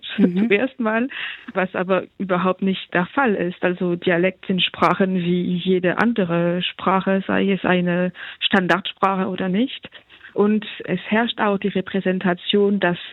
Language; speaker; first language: German; non-native, local second language; Swiss German